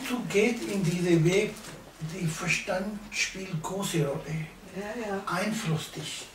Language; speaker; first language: German; non-native, learner; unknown